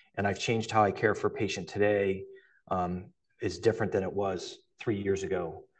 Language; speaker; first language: English; native; English